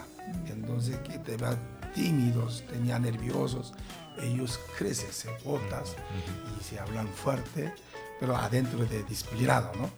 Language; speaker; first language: Spanish; non-native, learner; Korean